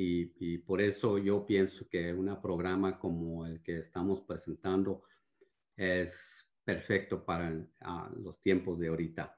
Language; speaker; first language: Spanish; early bilingual, heritage; Spanish